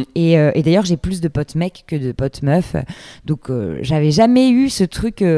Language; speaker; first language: French; native; French